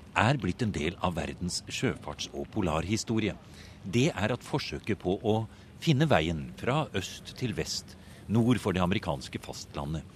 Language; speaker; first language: Norwegian; native; Norwegian